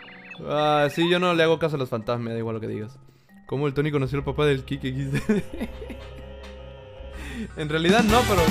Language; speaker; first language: Spanish; native; Spanish